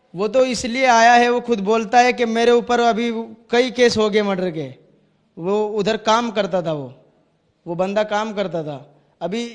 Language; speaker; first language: Hindi; native; Hindi